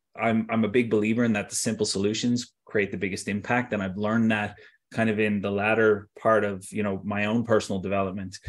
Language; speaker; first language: English; native; English